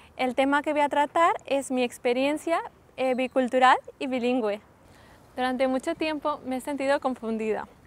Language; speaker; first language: Spanish; early bilingual, other home language; Sindhi